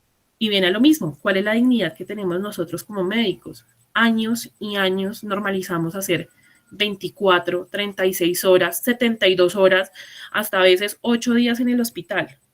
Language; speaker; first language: Spanish; native; Spanish